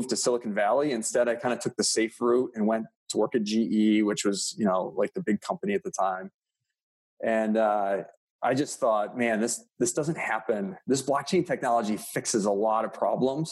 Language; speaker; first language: English; native; English